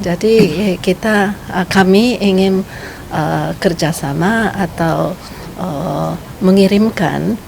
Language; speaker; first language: Indonesian; non-native, fluent; Japanese